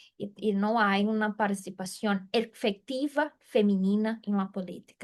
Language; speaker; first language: Spanish; non-native, fluent; Portuguese